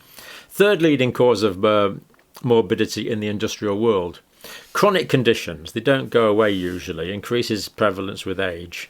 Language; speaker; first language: English; native; English